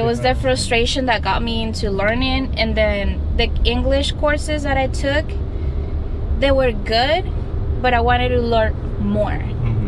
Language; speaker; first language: English; non-native, fluent; Spanish